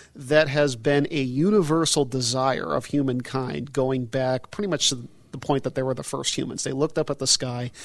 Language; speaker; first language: English; native; English